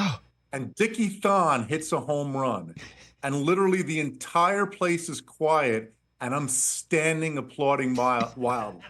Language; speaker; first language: English; native; English